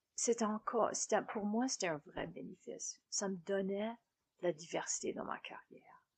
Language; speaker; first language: French; native; French